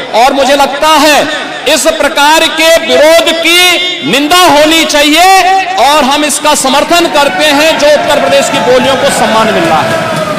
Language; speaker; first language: Hindi; native; Hindi